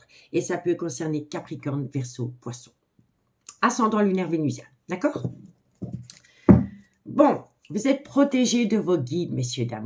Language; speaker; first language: French; native; French